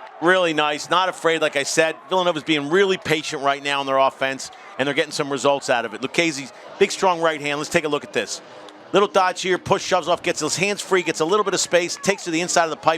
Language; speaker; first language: English; native; English